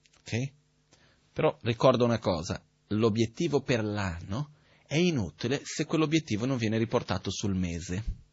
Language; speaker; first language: Italian; native; Italian